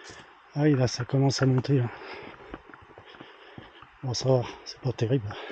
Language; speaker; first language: French; native; French